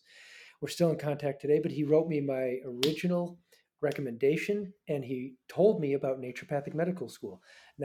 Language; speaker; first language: English; native; English